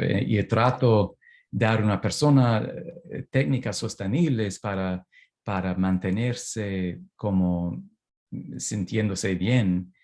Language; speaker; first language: Spanish; non-native, fluent; English